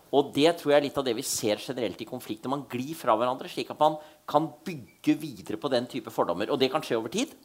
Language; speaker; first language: Norwegian; native; Norwegian